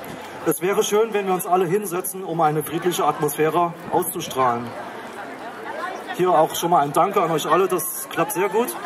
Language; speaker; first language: German; native; German